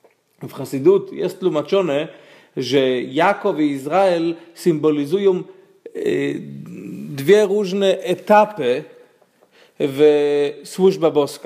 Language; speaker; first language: Polish; non-native, fluent; Hebrew